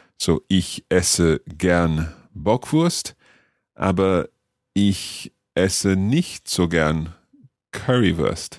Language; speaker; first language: German; non-native, learner; English